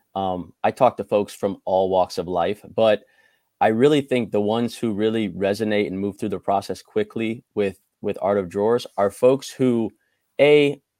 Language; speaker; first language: English; native; English